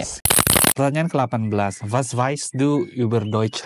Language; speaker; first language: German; non-native, learner; Indonesian